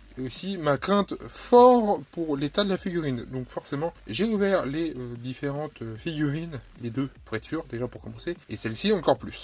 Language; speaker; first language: French; native; French